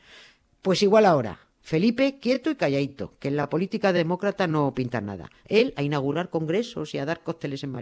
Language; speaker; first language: Spanish; native; Spanish